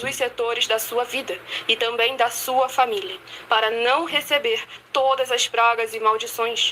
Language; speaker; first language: Portuguese; native; Portuguese